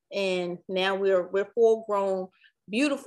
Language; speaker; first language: English; native; English